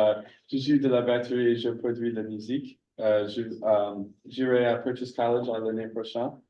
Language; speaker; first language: French; non-native, learner; English